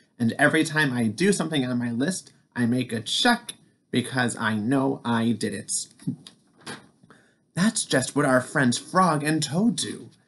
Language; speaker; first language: English; native; English